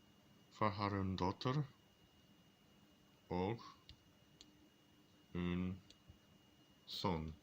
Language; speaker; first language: Danish; non-native, learner; English